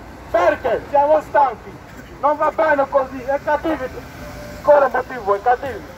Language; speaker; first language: Italian; non-native, learner; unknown